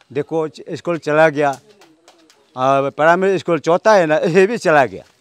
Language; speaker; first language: Hindi; non-native, local second language; Nyishi